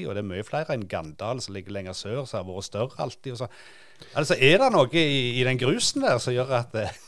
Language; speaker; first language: Norwegian; native; Norwegian